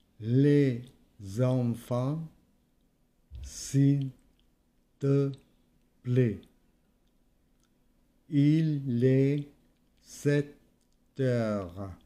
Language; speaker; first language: French; non-native, fluent; Vietnamese